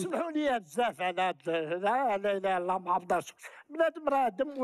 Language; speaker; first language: Arabic; native; Arabic